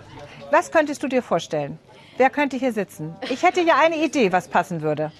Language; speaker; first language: German; native; German